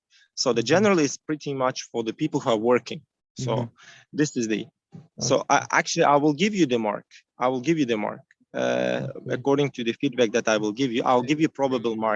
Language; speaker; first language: English; non-native, fluent; Uzbek